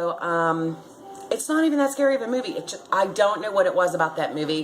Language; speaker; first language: English; native; English